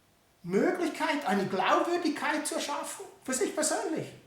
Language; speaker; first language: German; native; German